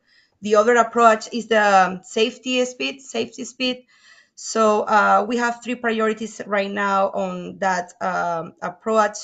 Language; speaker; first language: English; non-native, fluent; Spanish